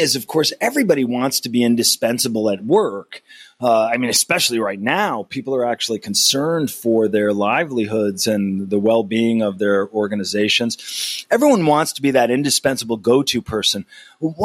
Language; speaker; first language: English; native; English